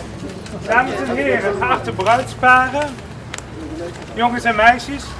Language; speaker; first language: Dutch; native; Dutch